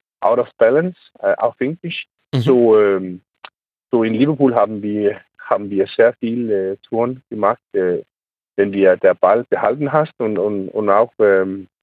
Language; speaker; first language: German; non-native, learner; Danish